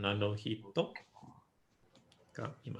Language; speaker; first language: Japanese; non-native, fluent; English